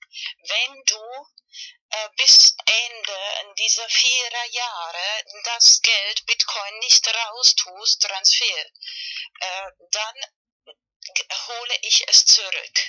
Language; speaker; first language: German; non-native, fluent; Spanish